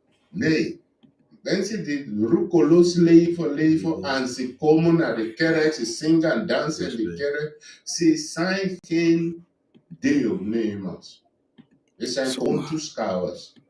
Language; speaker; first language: Dutch; non-native, fluent; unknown